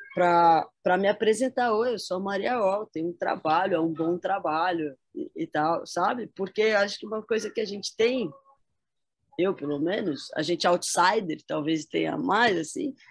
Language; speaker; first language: Portuguese; native; Portuguese